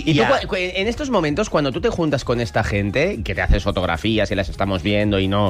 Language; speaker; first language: Spanish; native; Spanish